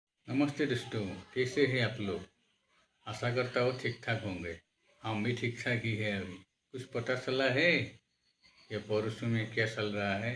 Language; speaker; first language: Hindi; non-native, local second language; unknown